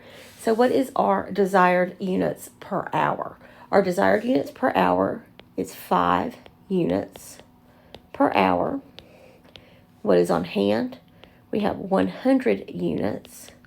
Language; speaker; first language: English; native; English